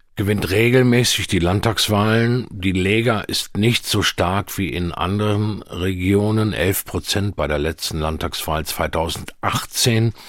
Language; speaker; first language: German; native; German